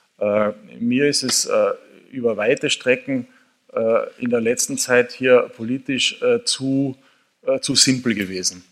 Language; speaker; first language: German; native; German